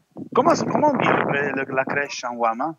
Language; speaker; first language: French; non-native, fluent; Italian